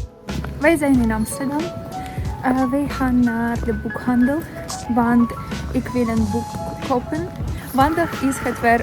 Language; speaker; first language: Dutch; non-native, learner; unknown